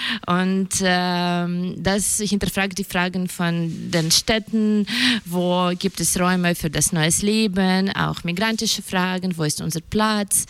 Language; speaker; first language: German; non-native, fluent; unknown